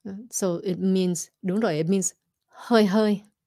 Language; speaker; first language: Vietnamese; early bilingual, heritage; Vietnamese